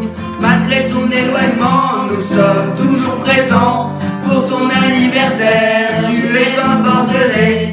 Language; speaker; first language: French; native; French